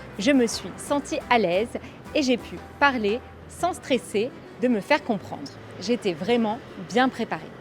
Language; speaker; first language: French; native; French